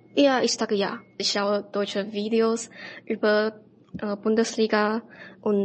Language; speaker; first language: German; non-native, learner; Chinese